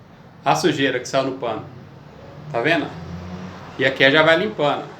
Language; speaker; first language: Portuguese; native; Portuguese